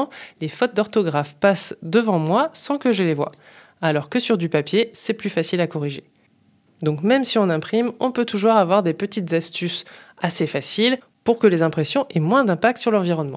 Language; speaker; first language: French; native; French